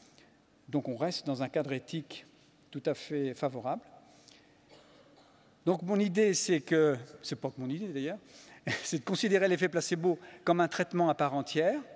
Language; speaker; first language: French; native; French